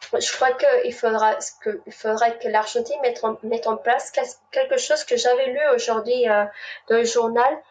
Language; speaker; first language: French; non-native, fluent; Spanish